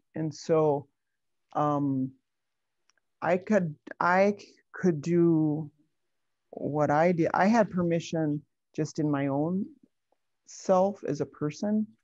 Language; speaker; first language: English; native; English